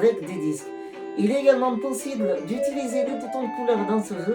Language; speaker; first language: French; native; French